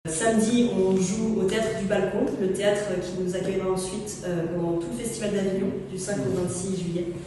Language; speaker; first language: French; native; French